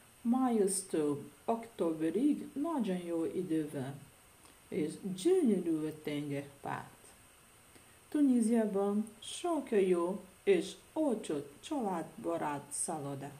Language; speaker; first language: Hungarian; non-native, learner; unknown